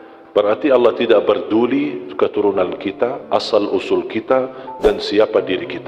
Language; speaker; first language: Indonesian; non-native, fluent; Arabic